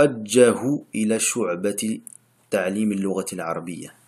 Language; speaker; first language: Arabic; non-native, fluent; French